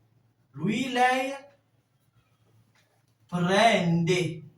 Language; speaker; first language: Italian; non-native, fluent; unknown